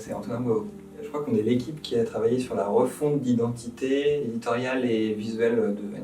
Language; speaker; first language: French; native; French